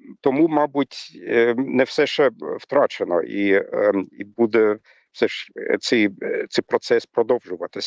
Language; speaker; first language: Ukrainian; non-native, fluent; German